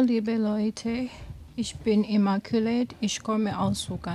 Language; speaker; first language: German; non-native, learner; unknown